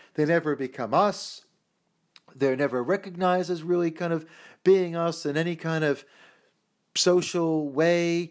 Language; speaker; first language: English; native; English